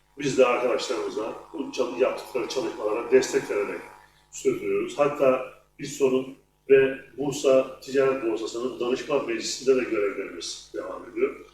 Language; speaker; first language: Turkish; native; Turkish